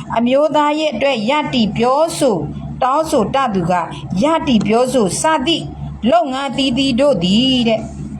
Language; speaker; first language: Burmese; non-native, local second language; S'gaw Karen